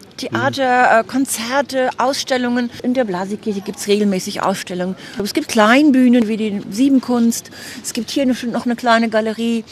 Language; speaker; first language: German; native; German